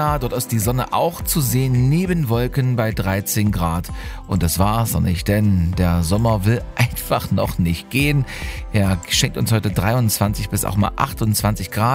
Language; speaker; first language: German; native; German